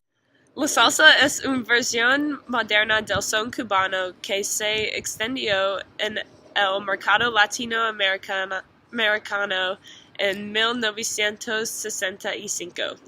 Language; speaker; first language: Spanish; non-native, learner; English